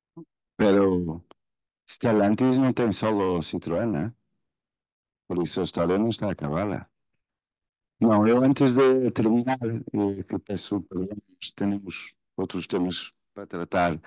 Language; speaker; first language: Spanish; non-native, fluent; Portuguese